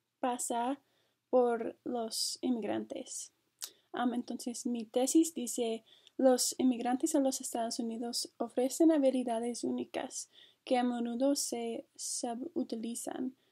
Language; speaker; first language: Spanish; non-native, fluent; English